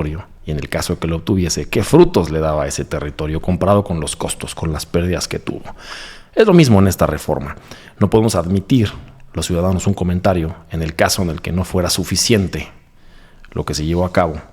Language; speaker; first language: Spanish; native; Spanish